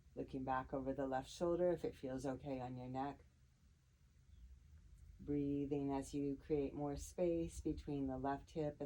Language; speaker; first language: English; native; English